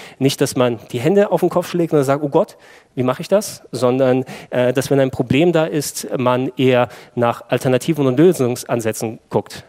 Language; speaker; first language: German; early bilingual, other home language; Greek